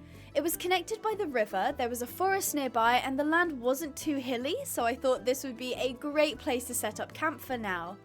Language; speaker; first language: English; native; English